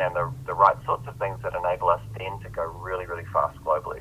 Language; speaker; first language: English; native; English